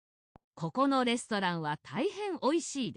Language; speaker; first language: Japanese; non-native, learner; English